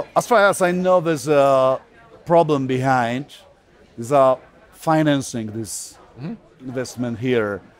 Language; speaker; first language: English; non-native, fluent; Polish